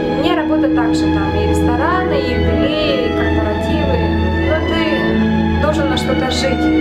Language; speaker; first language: Russian; non-native, local second language; Yakut